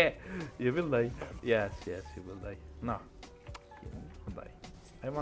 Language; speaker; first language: English; non-native, learner; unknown